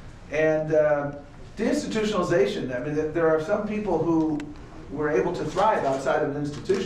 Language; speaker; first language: English; native; English